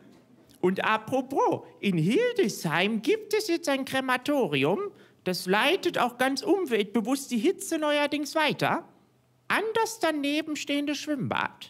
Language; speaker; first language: German; native; German